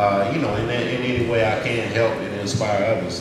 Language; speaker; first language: English; native; English